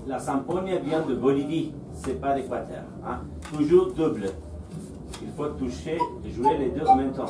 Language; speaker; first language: French; non-native, fluent; Spanish